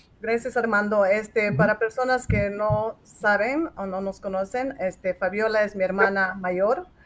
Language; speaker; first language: Spanish; native; Spanish